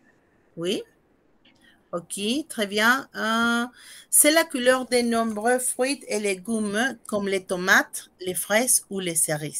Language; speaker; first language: French; non-native, fluent; Spanish